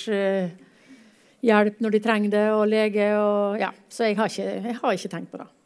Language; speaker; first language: Norwegian; native; Norwegian